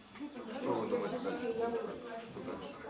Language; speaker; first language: Russian; native; Russian